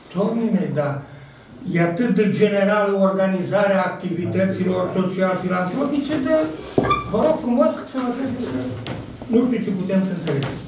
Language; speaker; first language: Romanian; native; Romanian